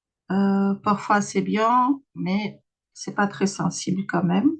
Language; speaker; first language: French; non-native, fluent; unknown